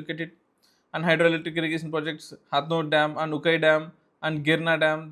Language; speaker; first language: English; non-native, local second language; Telugu